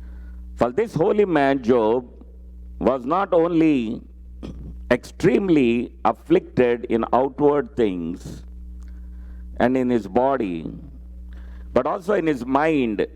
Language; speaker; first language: English; non-native, local second language; Telugu